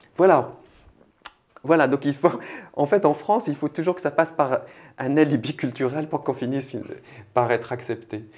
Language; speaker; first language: French; non-native, local second language; Arabic